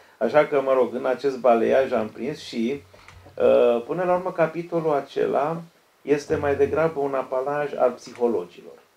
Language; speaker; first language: Romanian; native; Romanian